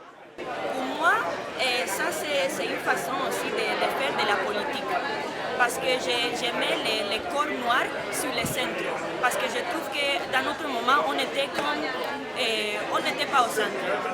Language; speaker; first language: French; non-native, fluent; Spanish